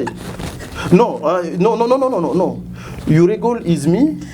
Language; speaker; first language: English; non-native, learner; Lingala